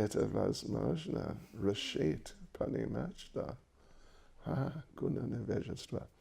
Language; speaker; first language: Russian; non-native, learner; English